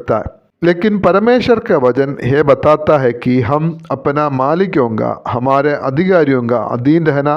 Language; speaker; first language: Hindi; non-native, local second language; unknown